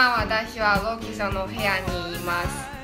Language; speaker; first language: Japanese; non-native, learner; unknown